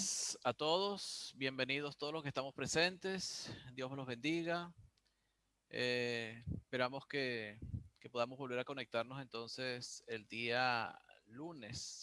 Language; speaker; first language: Spanish; native; Spanish